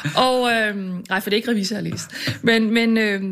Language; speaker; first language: Danish; native; Danish